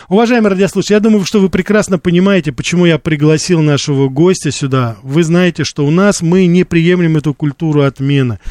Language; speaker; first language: Russian; native; Russian